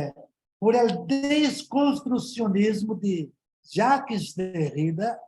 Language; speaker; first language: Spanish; non-native, learner; Portuguese